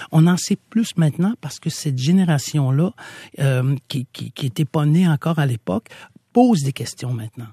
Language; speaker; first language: French; non-native, local second language; Innu-aimun